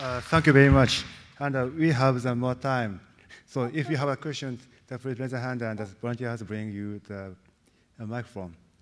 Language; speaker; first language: English; non-native, learner; Japanese